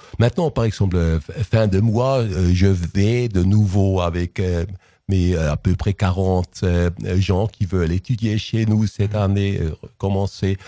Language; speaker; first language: French; non-native, local second language; Swiss German